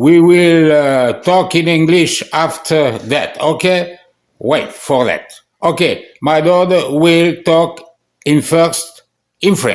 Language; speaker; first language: English; non-native, learner; French